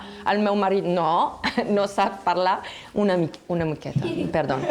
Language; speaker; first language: Catalan; non-native, local second language; French